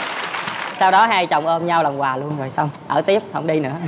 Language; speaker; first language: Vietnamese; native; Vietnamese